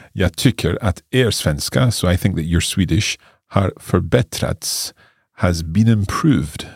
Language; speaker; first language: Swedish; non-native, learner; English